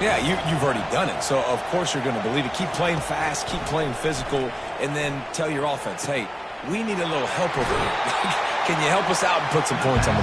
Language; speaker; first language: English; native; English